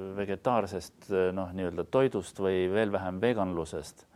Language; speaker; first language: Estonian; native; Estonian